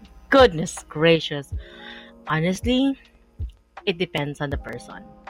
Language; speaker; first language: English; non-native, local second language; Filipino